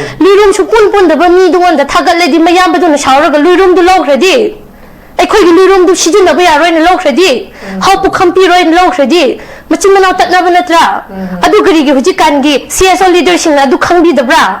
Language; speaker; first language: Manipuri; native; Manipuri